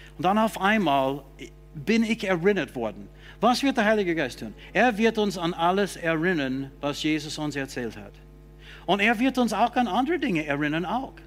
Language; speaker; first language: German; non-native, fluent; English